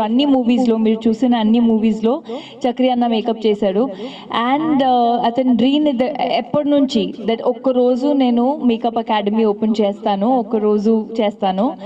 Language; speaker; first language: Telugu; non-native, local second language; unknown